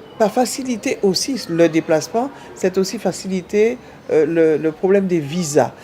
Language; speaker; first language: French; native; French